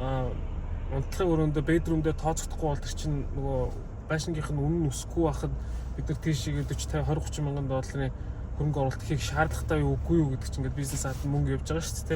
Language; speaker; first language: Mongolian; native; Mongolian